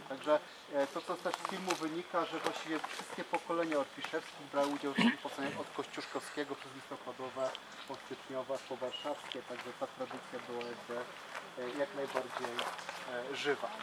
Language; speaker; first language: Polish; native; Polish